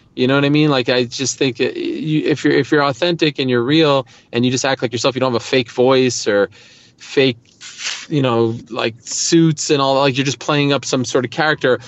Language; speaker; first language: English; native; English